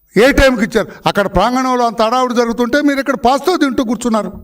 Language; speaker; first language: Telugu; native; Telugu